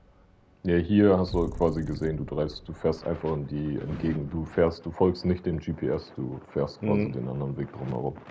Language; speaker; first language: German; native; German